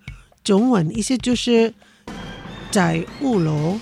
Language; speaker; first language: Chinese; non-native, fluent; Indonesian